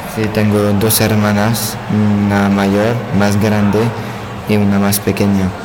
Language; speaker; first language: Spanish; non-native, learner; French